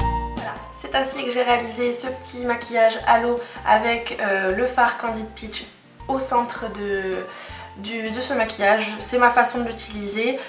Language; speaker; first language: French; native; French